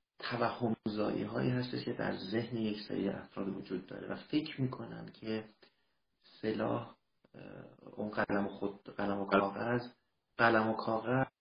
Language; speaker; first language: Persian; early bilingual, heritage; Persian